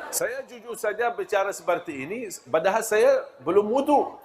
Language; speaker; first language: Malay; non-native, fluent; Arabic